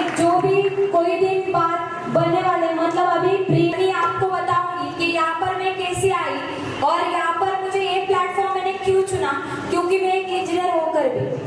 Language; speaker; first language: Hindi; non-native, local second language; Marathi